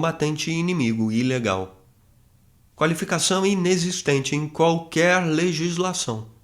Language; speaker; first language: Portuguese; native; Portuguese